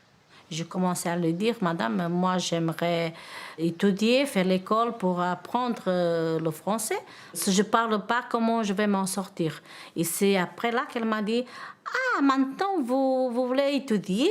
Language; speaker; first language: French; non-native, learner; Portuguese